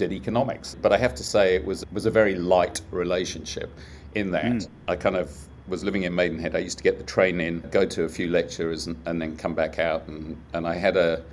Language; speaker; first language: English; native; English